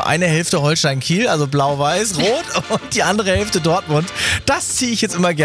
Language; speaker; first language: German; native; German